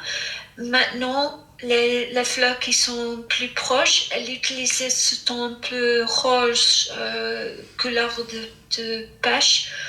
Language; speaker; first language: French; non-native, fluent; English